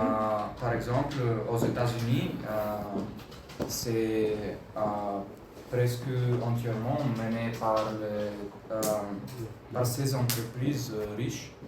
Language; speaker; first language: French; non-native, learner; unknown